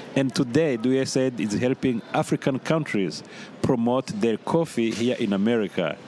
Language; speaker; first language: English; non-native, fluent; Rundi